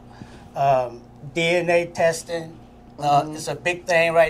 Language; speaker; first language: English; native; English